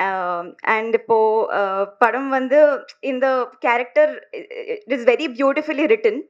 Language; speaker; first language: Tamil; non-native, learner; Telugu